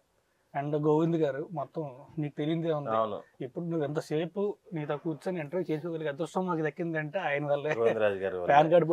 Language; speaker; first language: Telugu; native; Telugu